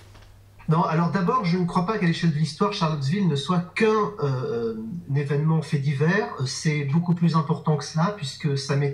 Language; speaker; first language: French; native; French